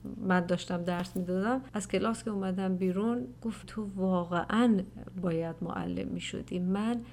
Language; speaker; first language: Persian; native; Persian